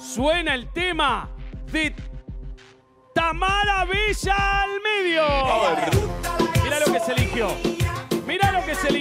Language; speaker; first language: Spanish; native; Spanish